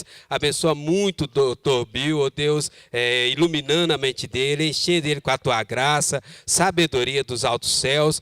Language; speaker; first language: Portuguese; native; Portuguese